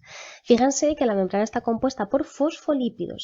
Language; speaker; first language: Spanish; native; Spanish